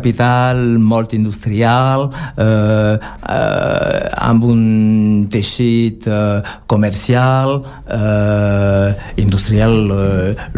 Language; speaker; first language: Catalan; non-native, learner; French